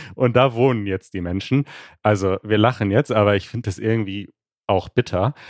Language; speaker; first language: German; native; German